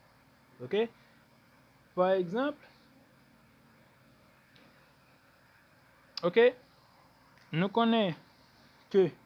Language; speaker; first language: French; non-native, local second language; Haitian Creole